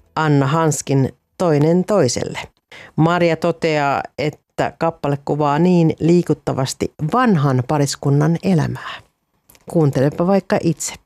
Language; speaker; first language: Finnish; native; Finnish